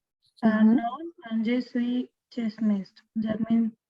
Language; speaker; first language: French; non-native, learner; Tamil